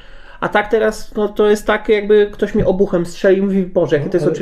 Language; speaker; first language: Polish; native; Polish